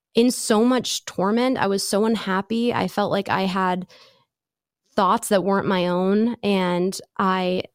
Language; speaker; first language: English; native; English